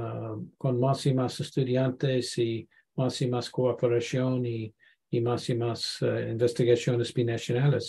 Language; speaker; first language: Spanish; non-native, learner; English